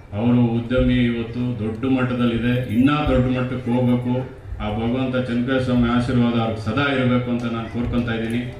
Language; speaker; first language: Kannada; native; Kannada